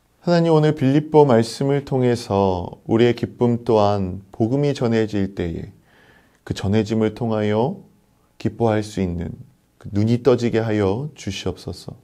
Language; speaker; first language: Korean; native; Korean